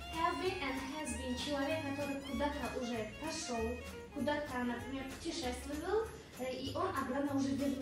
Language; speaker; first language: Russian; non-native, local second language; Tajik